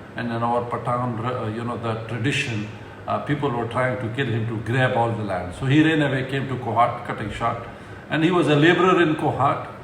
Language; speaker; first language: English; non-native, local second language; Pashto